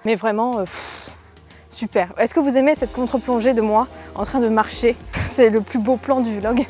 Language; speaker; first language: French; native; French